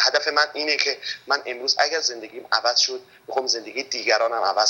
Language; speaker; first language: Persian; native; Persian